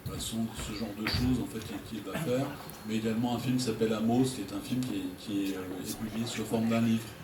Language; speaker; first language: French; native; French